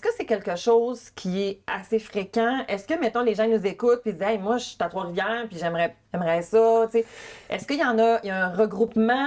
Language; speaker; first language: French; native; French